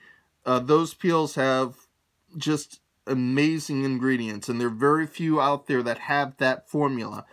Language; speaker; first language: English; native; English